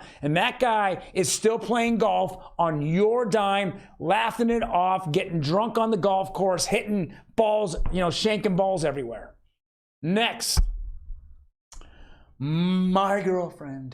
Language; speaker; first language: English; native; English